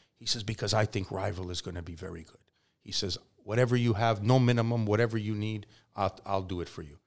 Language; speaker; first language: English; native; English